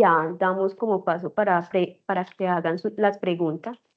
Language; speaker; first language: Spanish; native; Spanish